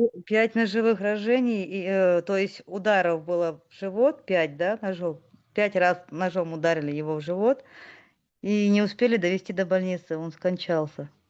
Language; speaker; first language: Russian; native; Russian